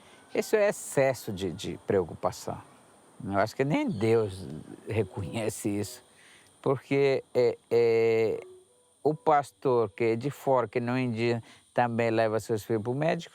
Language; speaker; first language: Portuguese; non-native, local second language; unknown